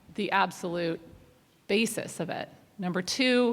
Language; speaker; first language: English; non-native, fluent; German